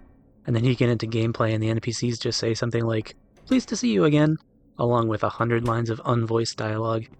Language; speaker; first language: English; native; English